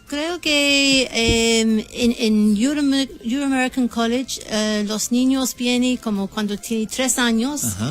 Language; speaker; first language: Spanish; non-native, learner; English